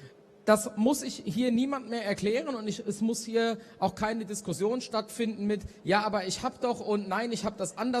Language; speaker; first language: German; native; German